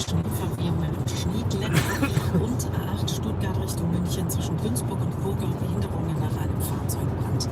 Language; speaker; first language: German; native; German